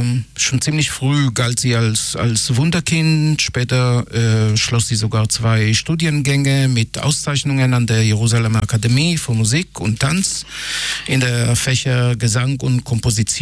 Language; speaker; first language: German; non-native, fluent; Hebrew